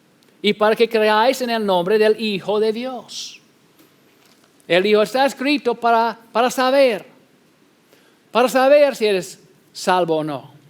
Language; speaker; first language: Spanish; non-native, fluent; English